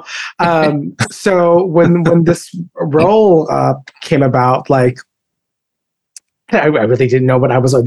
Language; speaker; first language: English; non-native, local second language; Filipino